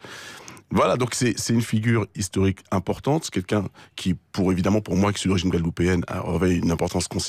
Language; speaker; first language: French; native; French